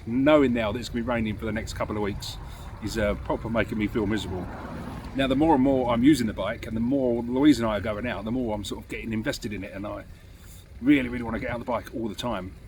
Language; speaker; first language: English; native; English